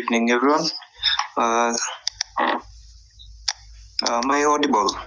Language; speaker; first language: English; non-native, local second language; Swahili